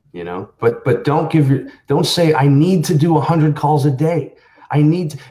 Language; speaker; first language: English; native; English